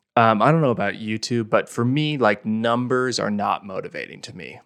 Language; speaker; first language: English; native; English